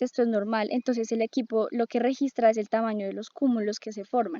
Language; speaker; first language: Spanish; native; Spanish